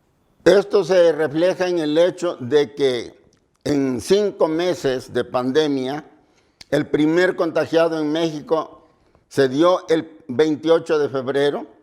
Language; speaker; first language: Spanish; native; Spanish